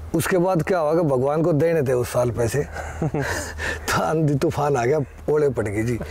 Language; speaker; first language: Hindi; native; Hindi